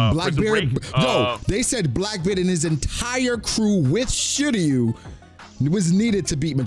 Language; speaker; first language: English; native; English